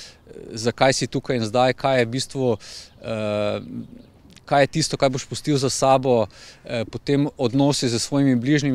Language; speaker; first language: Slovenian; native; Slovenian